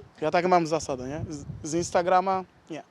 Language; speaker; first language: Polish; non-native, learner; Portuguese